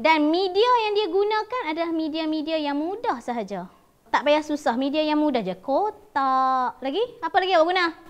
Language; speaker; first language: Malay; native; Malay